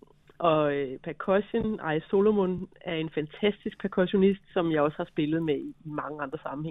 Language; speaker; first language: Danish; native; Danish